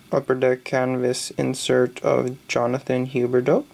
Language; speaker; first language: English; native; English